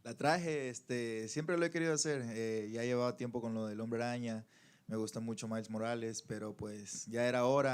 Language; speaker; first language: Spanish; native; Spanish